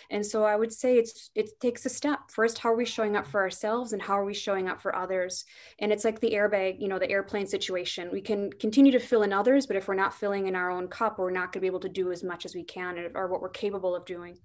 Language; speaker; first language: English; native; English